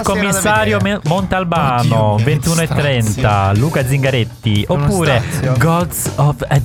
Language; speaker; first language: Italian; native; Italian